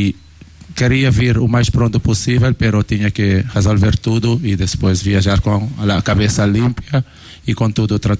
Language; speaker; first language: Portuguese; non-native, local second language; Kabuverdianu